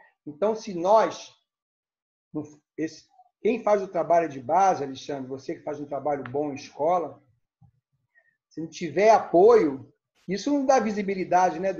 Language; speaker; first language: Portuguese; native; Portuguese